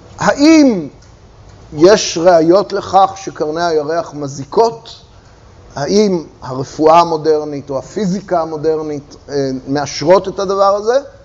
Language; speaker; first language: Hebrew; native; Hebrew